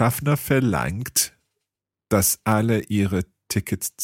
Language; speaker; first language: German; non-native, learner; English